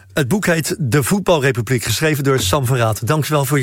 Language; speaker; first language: Dutch; native; Dutch